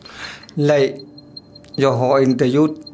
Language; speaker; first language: Swedish; non-native, learner; Vietnamese